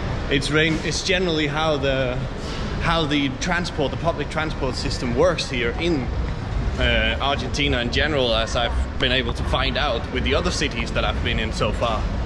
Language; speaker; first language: English; non-native, fluent; Danish